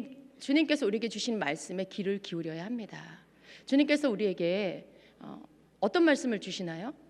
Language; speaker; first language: Korean; native; Korean